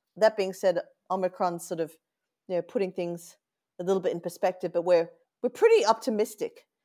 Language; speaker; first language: English; native; English